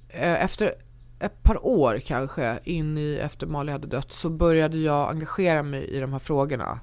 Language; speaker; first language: Swedish; native; Swedish